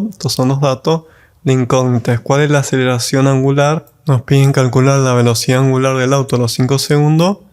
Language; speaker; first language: Spanish; native; Spanish